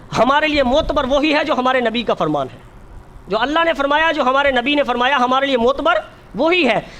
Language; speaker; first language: Urdu; native; Urdu